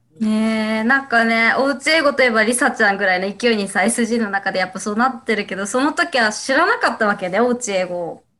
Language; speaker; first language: Japanese; native; Japanese